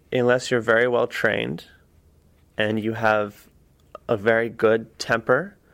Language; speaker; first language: English; native; English